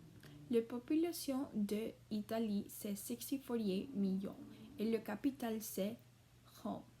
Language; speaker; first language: French; non-native, learner; English